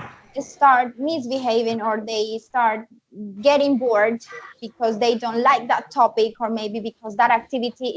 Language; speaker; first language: English; non-native, fluent; Spanish